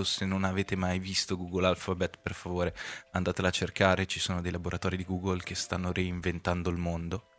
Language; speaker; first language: Italian; native; Italian